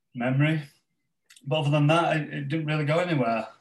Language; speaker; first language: English; native; English